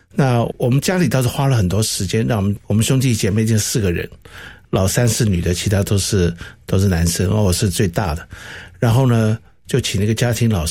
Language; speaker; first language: Chinese; non-native, local second language; Cantonese